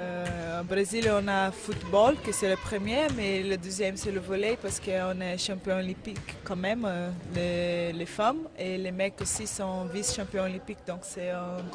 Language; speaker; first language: French; non-native, fluent; Portuguese